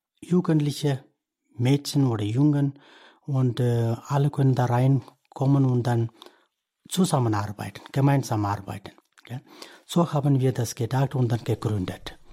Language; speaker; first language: German; non-native, learner; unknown